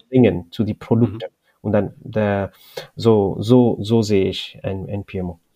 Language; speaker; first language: German; non-native, learner; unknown